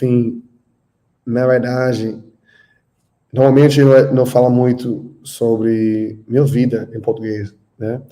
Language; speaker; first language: Portuguese; non-native, learner; English